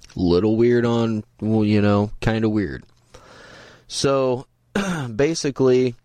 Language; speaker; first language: English; native; English